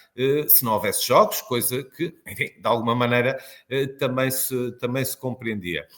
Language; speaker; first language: Portuguese; native; Portuguese